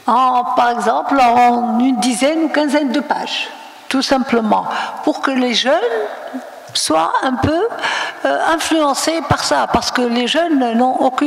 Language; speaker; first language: French; non-native, local second language; Arabic